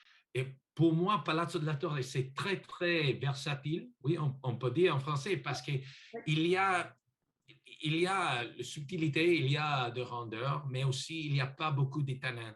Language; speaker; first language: French; non-native, learner; English